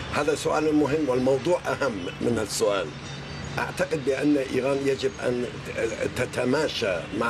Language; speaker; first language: Arabic; non-native, fluent; Persian